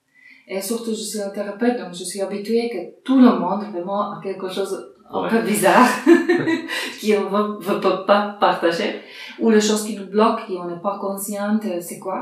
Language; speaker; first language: French; non-native, fluent; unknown